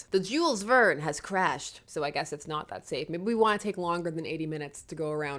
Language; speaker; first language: English; native; English